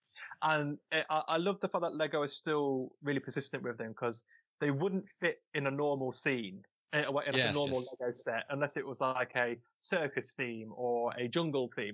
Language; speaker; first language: English; native; English